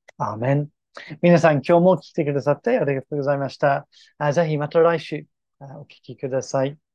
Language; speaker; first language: Japanese; non-native, fluent; English